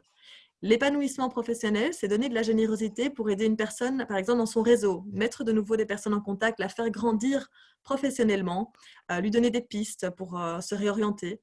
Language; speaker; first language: French; native; French